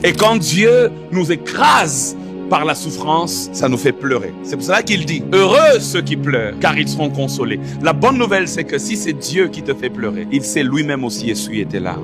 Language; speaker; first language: French; non-native, local second language; Lingala